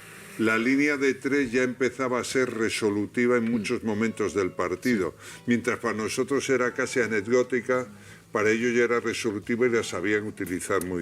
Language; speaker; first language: Spanish; native; Spanish